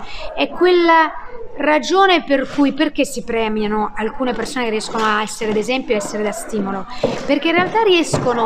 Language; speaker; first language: Italian; native; Italian